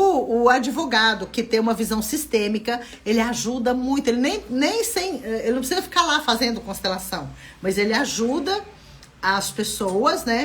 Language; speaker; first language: Portuguese; native; Portuguese